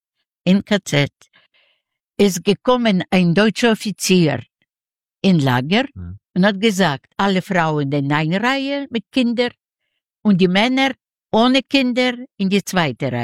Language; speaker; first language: German; non-native, fluent; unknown